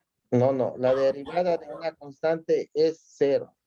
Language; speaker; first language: Spanish; native; Spanish